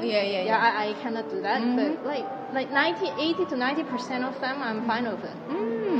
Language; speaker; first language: English; non-native, fluent; Cantonese